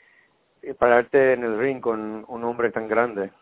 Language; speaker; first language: Spanish; non-native, learner; English